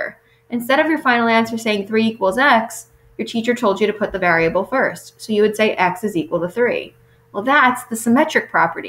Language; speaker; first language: English; native; English